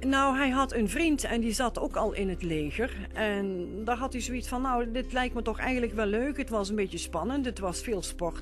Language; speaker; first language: Dutch; native; Dutch